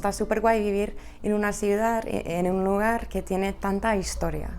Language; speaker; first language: Spanish; non-native, fluent; English